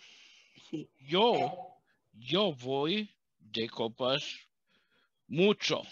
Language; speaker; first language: Spanish; non-native, learner; German